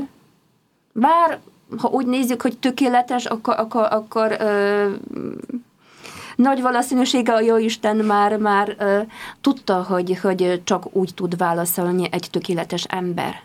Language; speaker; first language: Hungarian; non-native, fluent; Polish